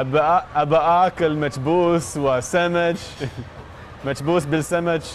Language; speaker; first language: Arabic; non-native, learner; English